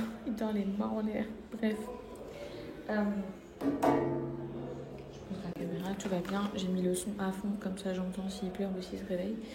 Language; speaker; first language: French; native; French